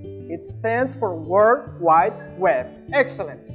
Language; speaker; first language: English; non-native, fluent; Spanish